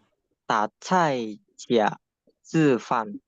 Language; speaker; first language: Chinese; non-native, learner; Indonesian